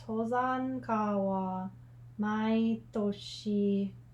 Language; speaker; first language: Japanese; non-native, learner; English